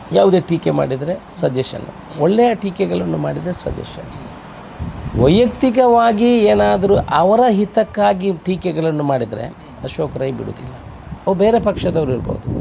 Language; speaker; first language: Kannada; non-native, local second language; Tulu